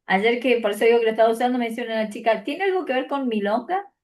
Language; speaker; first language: Spanish; native; Spanish